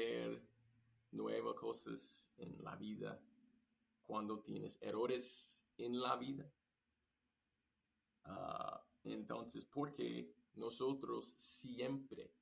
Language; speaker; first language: Spanish; non-native, learner; English